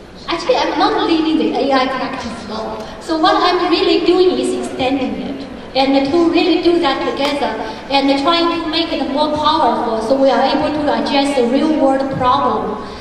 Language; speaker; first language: English; non-native, fluent; Chinese